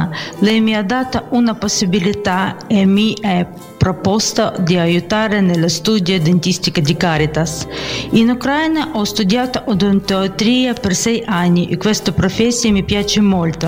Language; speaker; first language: Italian; non-native, learner; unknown